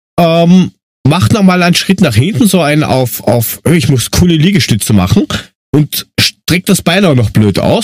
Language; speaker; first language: German; native; German